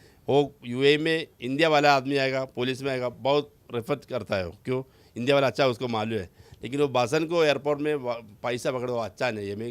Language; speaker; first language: Hindi; non-native, local second language; Malayalam